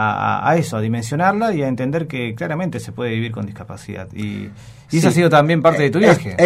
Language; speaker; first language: Spanish; native; Spanish